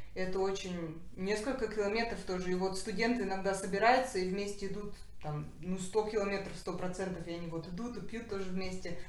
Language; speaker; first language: Russian; early bilingual, heritage; Russian